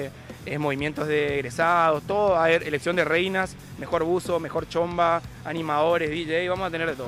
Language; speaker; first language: Spanish; native; Spanish